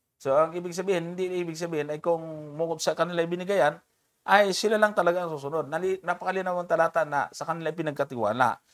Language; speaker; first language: Filipino; native; Filipino